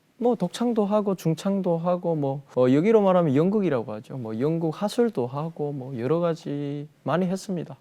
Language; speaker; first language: Korean; native; Korean